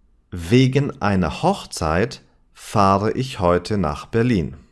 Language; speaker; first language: German; non-native, fluent; English